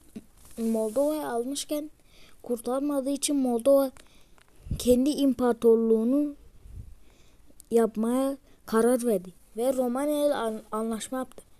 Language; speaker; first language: Turkish; early bilingual, heritage; Turkish